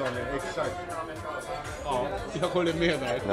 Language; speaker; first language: Swedish; non-native, fluent; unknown